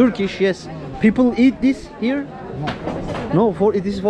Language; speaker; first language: English; non-native, learner; Turkish